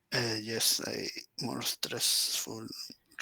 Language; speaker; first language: English; non-native, learner; Spanish